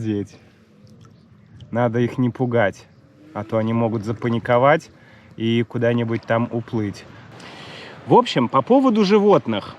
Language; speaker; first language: Russian; native; Russian